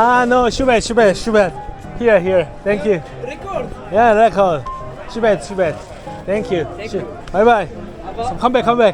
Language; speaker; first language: English; non-native, learner; Korean